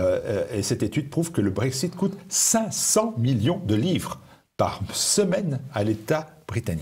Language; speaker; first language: French; native; French